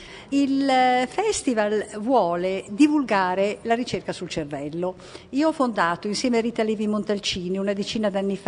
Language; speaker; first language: Italian; native; Italian